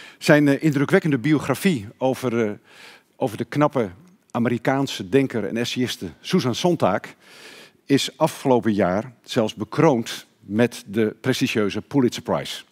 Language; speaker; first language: Dutch; native; Dutch